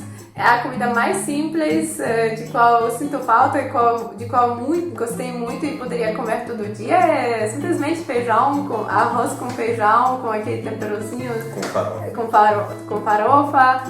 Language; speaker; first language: Portuguese; non-native, fluent; Polish